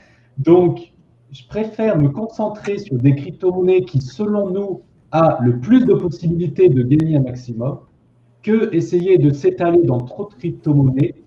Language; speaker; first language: French; native; French